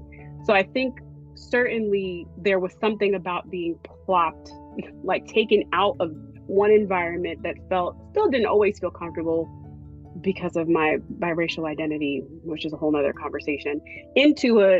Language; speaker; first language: English; native; English